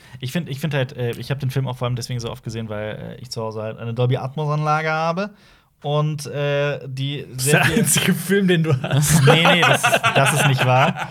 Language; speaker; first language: German; native; German